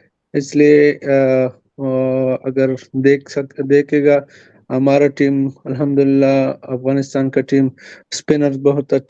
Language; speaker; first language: Hindi; non-native, fluent; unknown